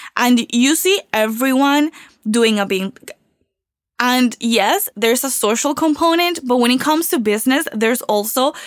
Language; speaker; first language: English; non-native, fluent; Spanish